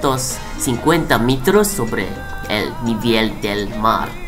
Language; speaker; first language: Spanish; non-native, learner; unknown